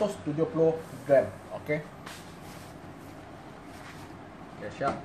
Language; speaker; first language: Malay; non-native, local second language; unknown